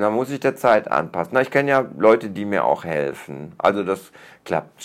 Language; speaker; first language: German; native; German